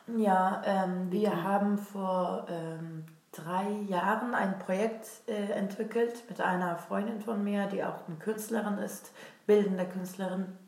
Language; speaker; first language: German; non-native, fluent; Turkish